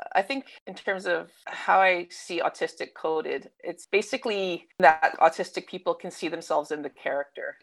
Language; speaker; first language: English; native; English